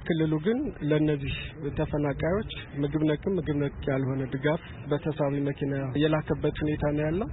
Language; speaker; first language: Amharic; native; Amharic